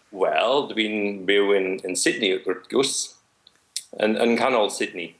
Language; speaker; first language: Welsh; non-native, learner; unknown